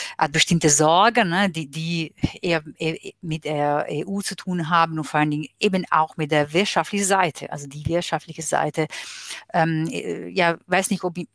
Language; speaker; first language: German; non-native, fluent; Italian